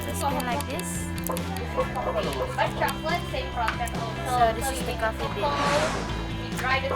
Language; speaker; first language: English; non-native, learner; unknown